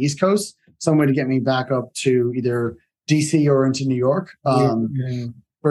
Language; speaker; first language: English; native; English